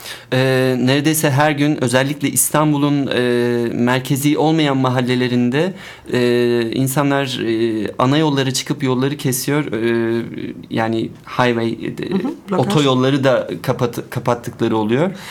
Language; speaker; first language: Turkish; native; Turkish